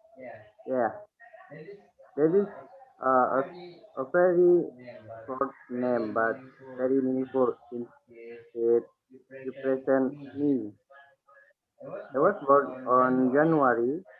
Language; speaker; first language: English; non-native, learner; Indonesian